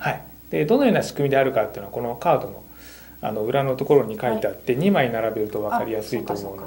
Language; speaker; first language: Japanese; native; Japanese